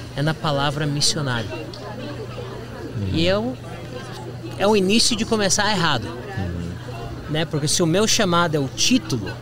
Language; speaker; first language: Portuguese; native; Portuguese